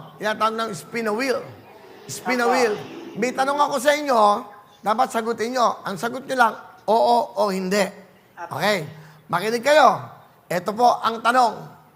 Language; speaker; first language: Filipino; native; Filipino